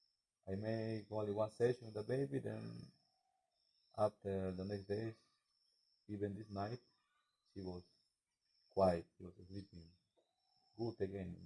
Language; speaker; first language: English; non-native, learner; Spanish